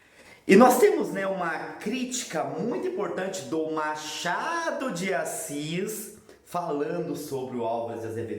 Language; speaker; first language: Portuguese; native; Portuguese